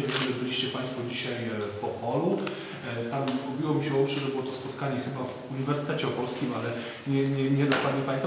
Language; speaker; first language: Polish; native; Polish